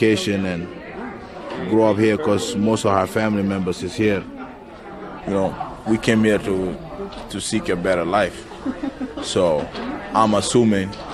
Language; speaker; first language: English; non-native, fluent; Acoli